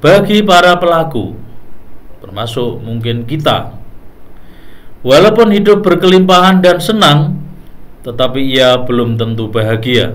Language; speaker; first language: Indonesian; native; Indonesian